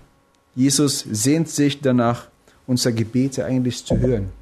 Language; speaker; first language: German; non-native, fluent; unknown